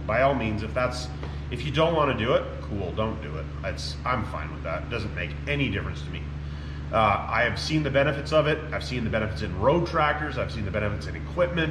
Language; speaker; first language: English; native; English